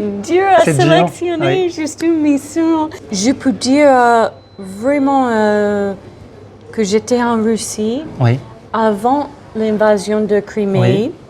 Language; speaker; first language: French; non-native, fluent; English